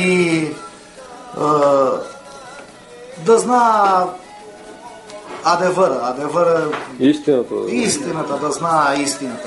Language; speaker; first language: Bulgarian; early bilingual, heritage; Bulgarian